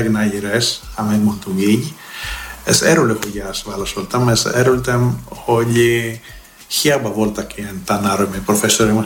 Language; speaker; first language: Hungarian; non-native, fluent; Greek